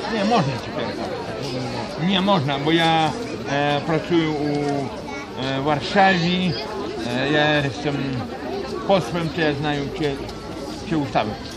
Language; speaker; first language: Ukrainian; non-native, learner; Polish